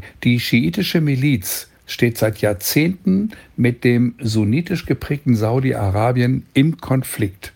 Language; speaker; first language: German; native; German